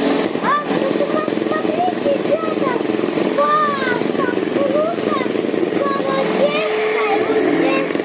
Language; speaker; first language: Russian; non-native, learner; Tajik